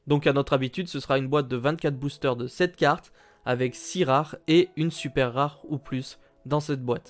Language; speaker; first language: French; native; French